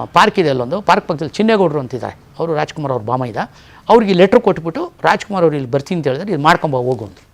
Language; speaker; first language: Kannada; native; Kannada